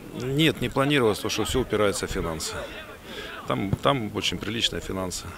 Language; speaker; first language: Russian; non-native, local second language; Ukrainian